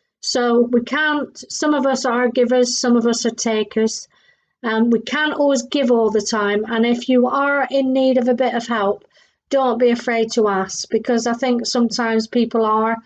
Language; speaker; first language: English; native; English